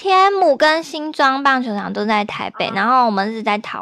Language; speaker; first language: Chinese; native; Chinese